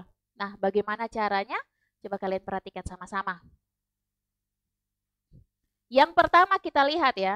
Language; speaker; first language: Indonesian; native; Indonesian